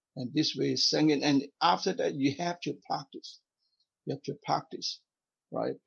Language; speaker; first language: English; non-native, fluent; Vietnamese